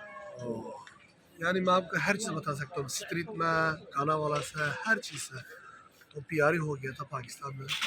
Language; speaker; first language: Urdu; non-native, learner; Turkish